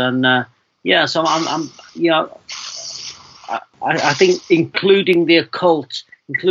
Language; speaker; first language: English; native; English